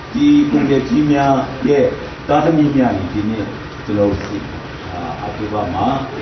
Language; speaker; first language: Burmese; non-native, local second language; Hakha Chin